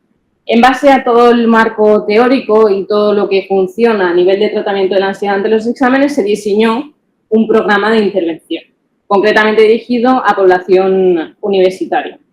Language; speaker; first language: Spanish; native; Spanish